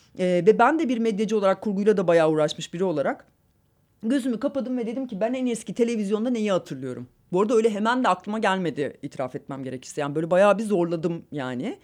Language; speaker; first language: Turkish; native; Turkish